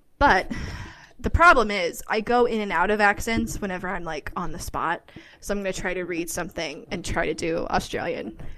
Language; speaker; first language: English; native; English